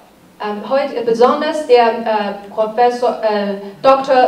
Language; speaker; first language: German; non-native, fluent; Chinese